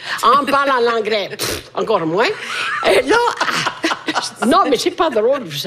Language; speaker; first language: French; native; French